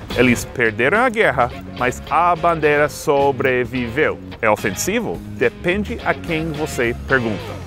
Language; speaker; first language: Portuguese; non-native, fluent; English